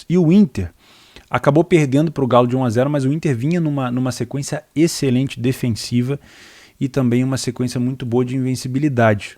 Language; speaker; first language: Portuguese; native; Portuguese